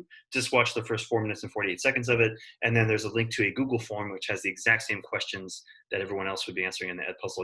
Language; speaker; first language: English; native; English